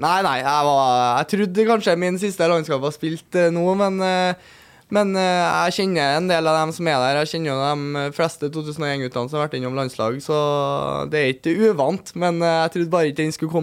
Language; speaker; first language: Norwegian; native; Norwegian